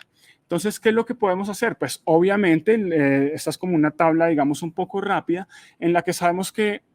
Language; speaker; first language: Spanish; native; Spanish